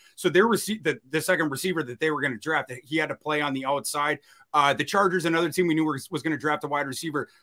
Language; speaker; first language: English; native; English